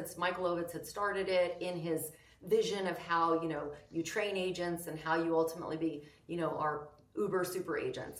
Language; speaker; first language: English; early bilingual, other home language; Greek